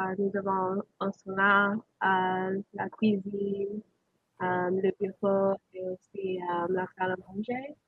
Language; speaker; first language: French; non-native, learner; English